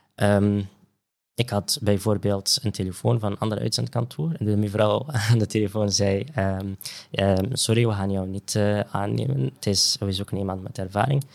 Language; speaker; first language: Dutch; non-native, fluent; Riffian